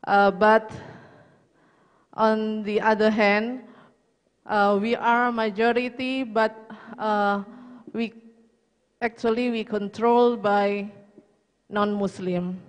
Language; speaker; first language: English; non-native, learner; Indonesian